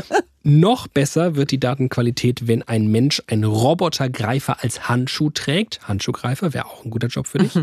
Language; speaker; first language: German; native; German